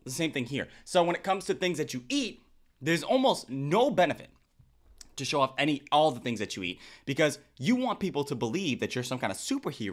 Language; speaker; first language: English; native; English